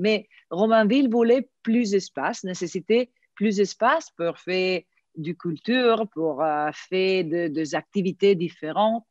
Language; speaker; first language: French; non-native, fluent; Italian